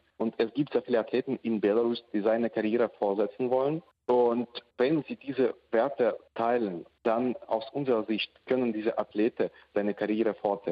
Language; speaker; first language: German; non-native, fluent; Russian